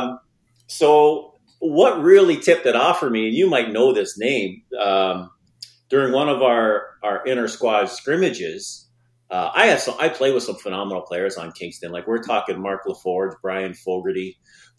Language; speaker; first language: English; native; English